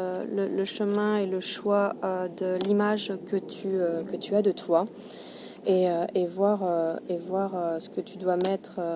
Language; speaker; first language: French; native; French